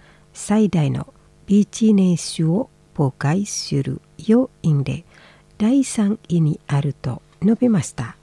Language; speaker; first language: Japanese; non-native, fluent; Indonesian